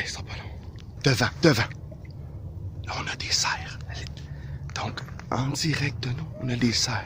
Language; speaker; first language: French; native; French